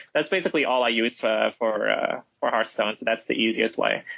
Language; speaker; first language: English; non-native, fluent; Dutch